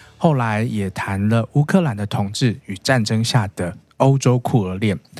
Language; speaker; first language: Chinese; native; Chinese